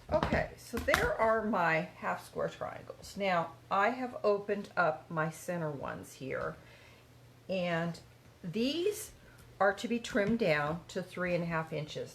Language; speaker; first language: English; native; English